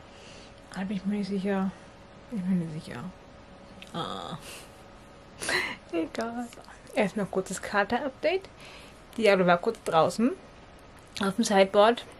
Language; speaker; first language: German; native; German